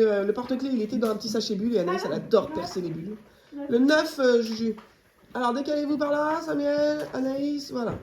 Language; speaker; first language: French; native; French